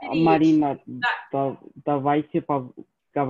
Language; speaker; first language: Russian; non-native, learner; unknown